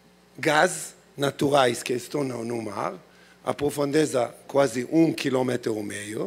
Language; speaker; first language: Portuguese; non-native, learner; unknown